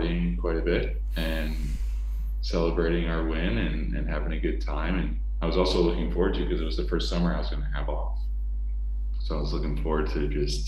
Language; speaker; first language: English; native; English